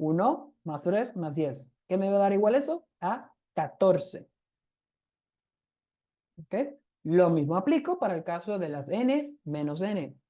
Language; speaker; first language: Spanish; native; Spanish